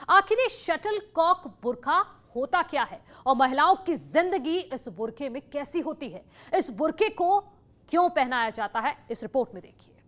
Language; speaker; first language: Hindi; native; Hindi